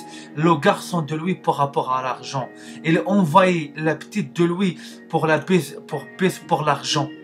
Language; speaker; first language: French; non-native, learner; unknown